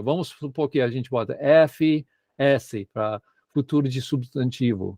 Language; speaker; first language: Portuguese; non-native, fluent; English